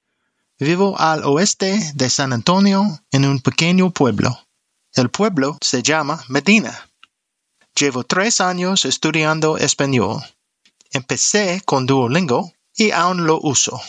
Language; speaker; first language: Spanish; non-native, learner; English